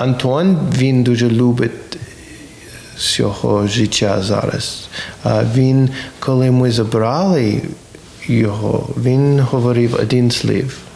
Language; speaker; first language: Ukrainian; non-native, learner; English